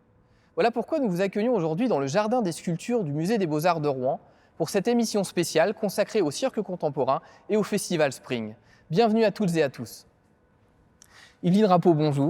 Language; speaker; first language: French; native; French